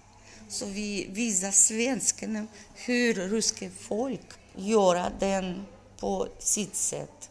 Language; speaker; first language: Swedish; non-native, learner; Russian